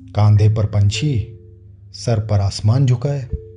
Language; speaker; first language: Hindi; non-native, local second language; Gujarati